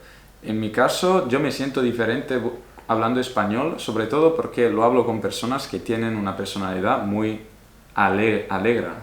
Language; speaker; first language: Spanish; non-native, fluent; Italian